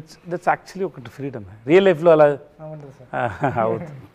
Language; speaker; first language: Telugu; non-native, learner; Tamil